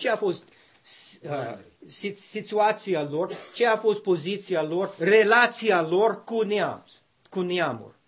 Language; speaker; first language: Romanian; non-native, learner; English